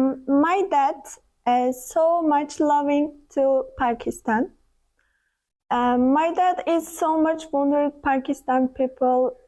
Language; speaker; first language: English; non-native, learner; Turkish